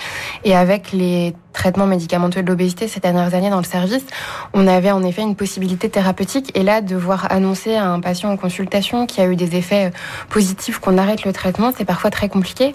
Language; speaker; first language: French; native; French